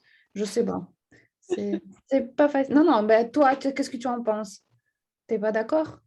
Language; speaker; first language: French; non-native, fluent; Russian